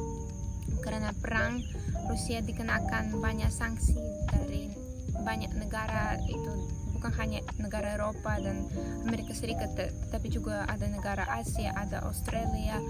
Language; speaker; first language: Indonesian; non-native, fluent; Russian